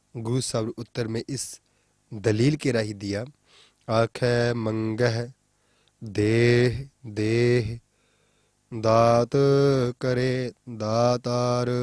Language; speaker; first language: Hindi; non-native, local second language; Punjabi